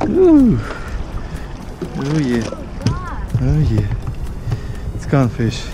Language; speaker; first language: English; non-native, learner; Ukrainian